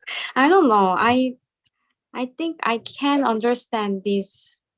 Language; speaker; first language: English; non-native, learner; Korean